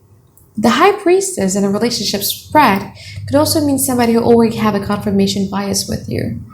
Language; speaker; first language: English; non-native, fluent; Indonesian